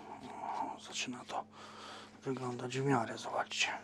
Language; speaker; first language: Polish; native; Polish